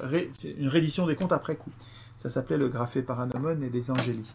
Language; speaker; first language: French; native; French